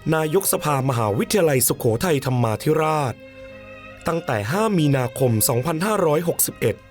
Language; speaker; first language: Thai; native; Thai